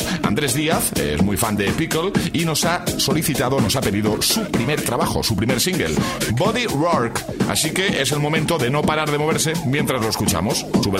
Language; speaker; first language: Spanish; native; Spanish